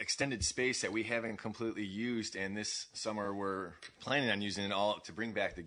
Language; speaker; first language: English; native; English